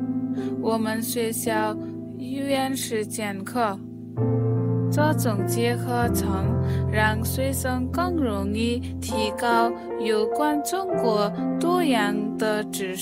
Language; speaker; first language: Chinese; non-native, fluent; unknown